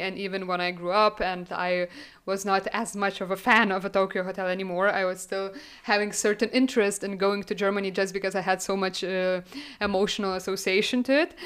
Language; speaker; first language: English; non-native, fluent; Lithuanian